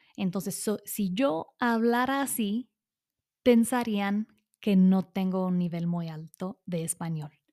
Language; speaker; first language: Spanish; non-native, fluent; English